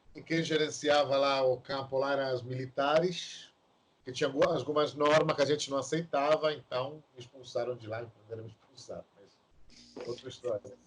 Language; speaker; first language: Portuguese; non-native, fluent; Italian